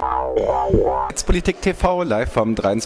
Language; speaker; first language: German; native; German